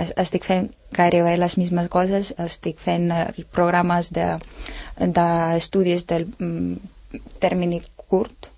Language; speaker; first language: Catalan; non-native, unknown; Ukrainian